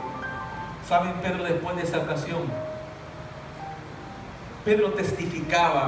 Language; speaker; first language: Spanish; native; Spanish